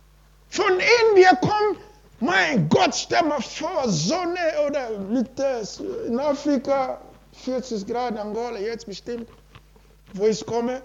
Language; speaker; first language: German; non-native, learner; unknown